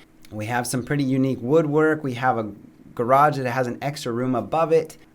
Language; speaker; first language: English; native; English